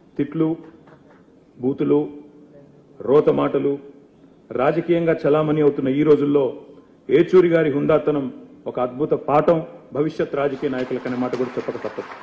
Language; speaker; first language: Telugu; native; Telugu